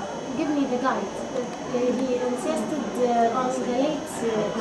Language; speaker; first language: English; non-native, learner; Arabic